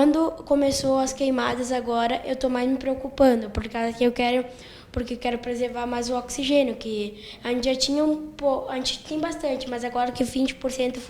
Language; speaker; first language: Portuguese; native; Portuguese